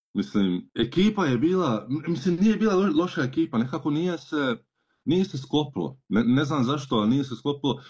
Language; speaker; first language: Serbian; early bilingual, heritage; Croatian